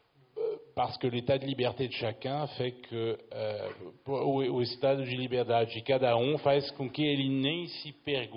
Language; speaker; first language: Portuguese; non-native, fluent; French